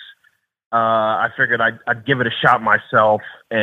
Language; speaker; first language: English; native; English